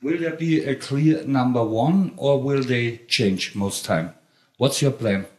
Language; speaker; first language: English; non-native, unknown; German